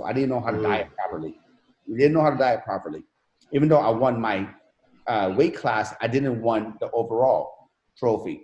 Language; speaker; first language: English; non-native, fluent; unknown